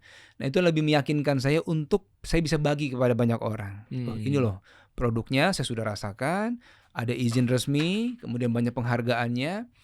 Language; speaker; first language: Indonesian; native; Indonesian